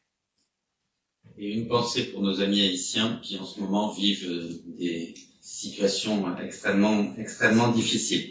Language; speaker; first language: French; native; French